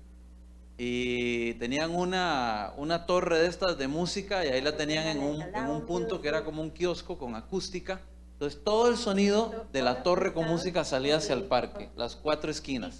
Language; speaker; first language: Spanish; native; Spanish